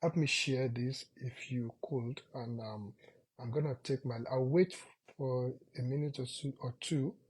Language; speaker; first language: English; non-native, local second language; Yoruba